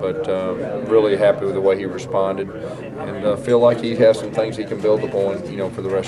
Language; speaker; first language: English; native; English